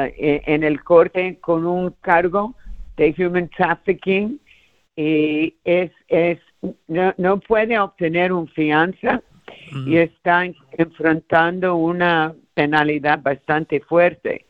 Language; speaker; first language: Spanish; early bilingual, heritage; Spanish